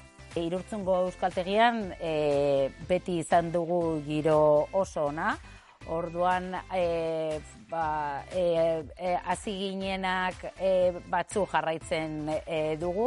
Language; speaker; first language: Basque; non-native, learner; Spanish